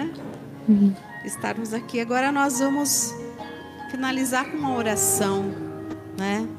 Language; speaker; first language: Portuguese; native; Portuguese